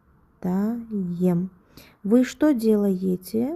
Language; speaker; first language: Russian; non-native, local second language; Uzbek